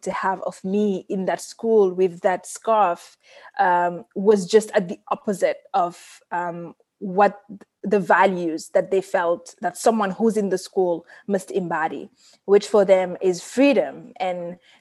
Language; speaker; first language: English; non-native, fluent; Wolof